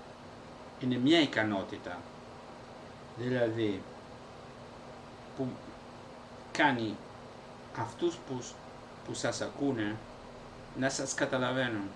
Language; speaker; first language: Greek; non-native, fluent; Italian